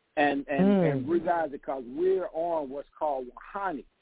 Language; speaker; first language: English; native; English